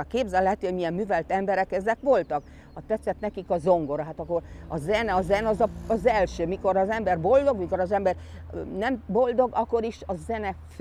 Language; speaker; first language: Hungarian; non-native, local second language; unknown